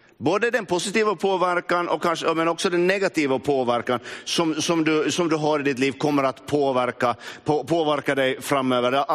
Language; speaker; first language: Swedish; native; Swedish